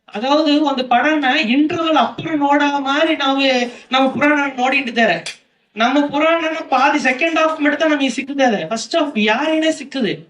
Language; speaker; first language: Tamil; non-native, local second language; Kannada